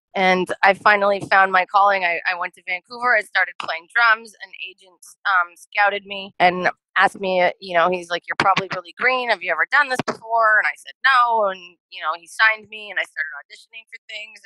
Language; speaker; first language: English; native; English